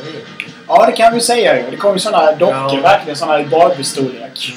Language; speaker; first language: Swedish; native; Swedish